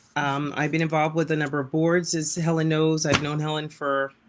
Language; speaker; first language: English; native; English